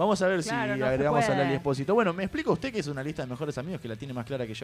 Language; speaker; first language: Spanish; native; Spanish